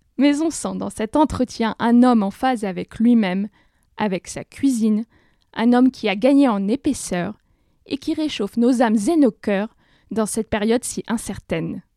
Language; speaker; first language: French; native; French